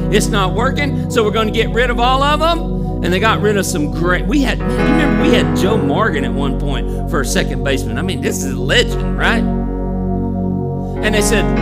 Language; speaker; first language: English; native; English